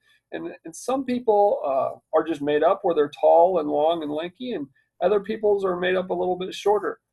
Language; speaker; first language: English; native; English